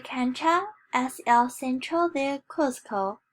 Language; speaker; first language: Spanish; non-native, learner; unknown